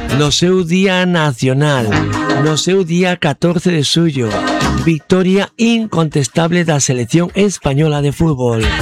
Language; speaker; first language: Galician; native; Galician